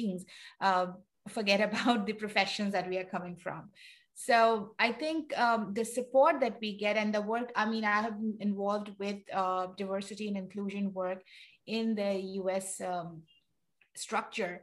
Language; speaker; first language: English; non-native, local second language; Urdu